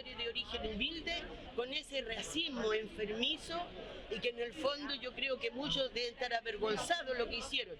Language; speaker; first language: Spanish; native; Spanish